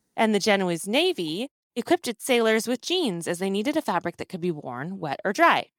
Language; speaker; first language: English; early bilingual, other home language; Hindi